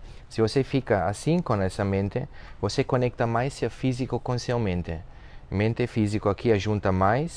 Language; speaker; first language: Portuguese; non-native, fluent; German